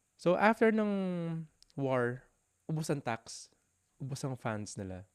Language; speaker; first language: Filipino; native; Filipino